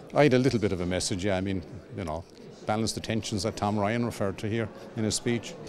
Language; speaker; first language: English; native; English